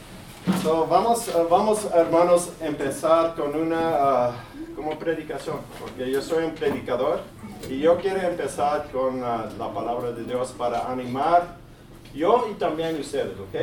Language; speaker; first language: Spanish; early bilingual, heritage; English